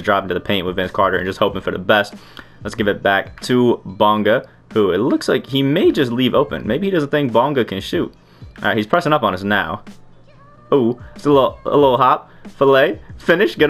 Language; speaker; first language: English; native; English